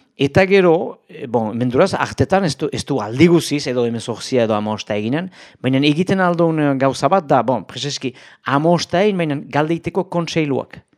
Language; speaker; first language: Basque; native; Basque